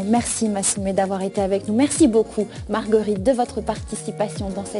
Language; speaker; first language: French; native; French